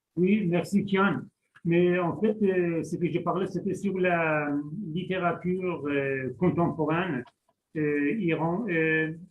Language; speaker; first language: French; non-native, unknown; Persian